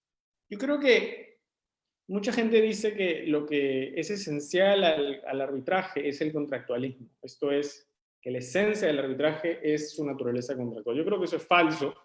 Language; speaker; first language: Spanish; native; Spanish